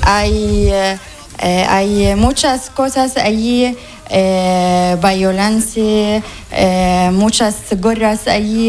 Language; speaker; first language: Spanish; non-native, learner; Arabic